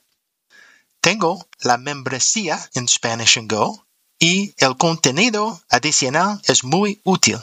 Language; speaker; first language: Spanish; non-native, learner; English